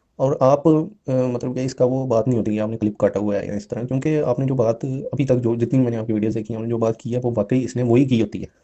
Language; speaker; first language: Urdu; non-native, local second language; Punjabi